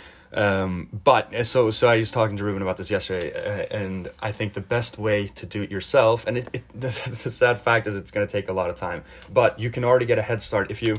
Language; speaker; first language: English; early bilingual, other home language; Swedish